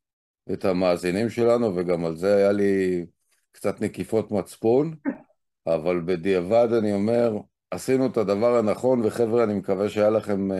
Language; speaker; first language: Hebrew; native; Hebrew